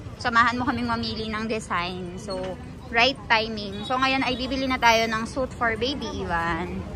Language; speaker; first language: Filipino; native; Filipino